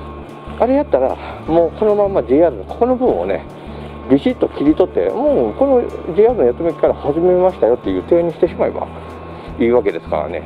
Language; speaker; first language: Japanese; native; Japanese